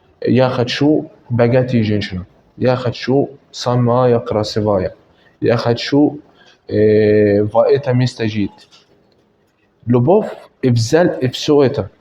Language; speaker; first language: Russian; non-native, learner; Arabic